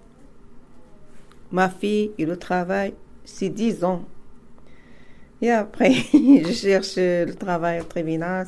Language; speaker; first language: French; non-native, learner; Arabic